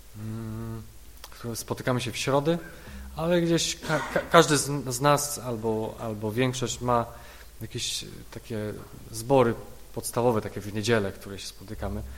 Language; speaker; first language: Polish; native; Polish